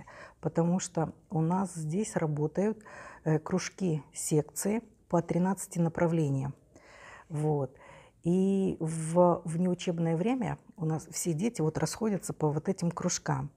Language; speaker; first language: Russian; native; Russian